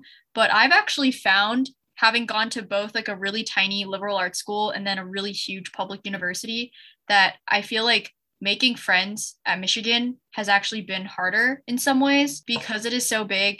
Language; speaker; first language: English; native; English